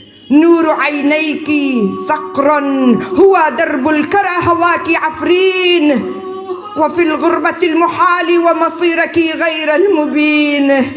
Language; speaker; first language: Arabic; non-native, local second language; Kurdish